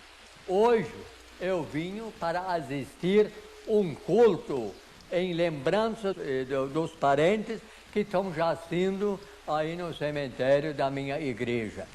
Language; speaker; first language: Portuguese; non-native, local second language; Low German